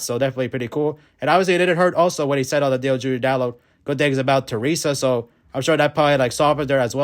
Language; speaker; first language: English; native; English